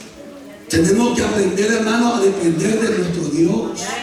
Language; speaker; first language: Spanish; native; Spanish